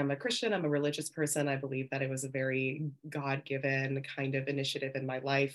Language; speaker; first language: English; native; English